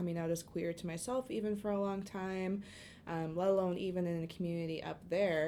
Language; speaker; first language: English; native; English